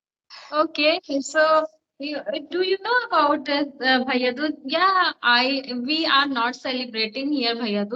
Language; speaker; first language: English; non-native, learner; Hindi